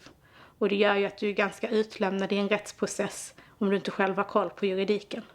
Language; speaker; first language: Swedish; native; Swedish